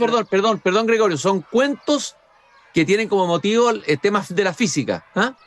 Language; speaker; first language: Spanish; native; Spanish